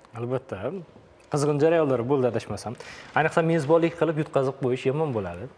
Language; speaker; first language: Uzbek; native; Uzbek